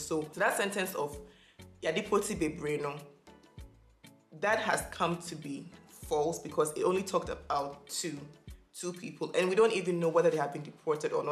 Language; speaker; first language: English; non-native, local second language; Akan